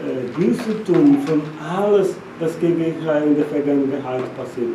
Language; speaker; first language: German; non-native, learner; Portuguese